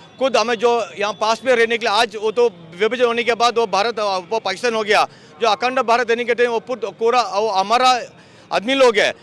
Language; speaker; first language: Hindi; non-native, local second language; Kannada